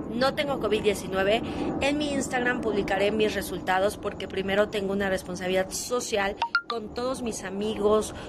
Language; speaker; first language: Spanish; native; Spanish